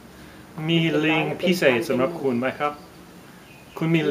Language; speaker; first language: Thai; non-native, fluent; English